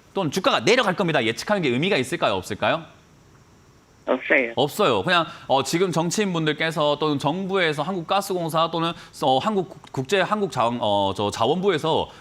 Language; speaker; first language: Korean; native; Korean